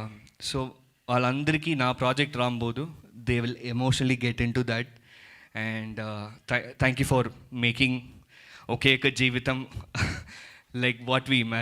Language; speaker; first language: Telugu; early bilingual, heritage; Telugu